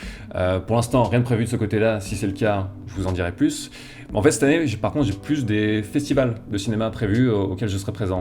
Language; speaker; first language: French; native; French